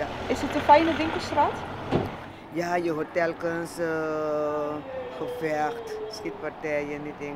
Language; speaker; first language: Dutch; non-native, learner; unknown